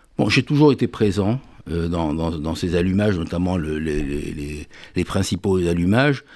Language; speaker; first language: French; native; French